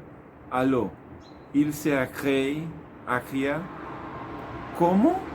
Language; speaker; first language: French; non-native, learner; Spanish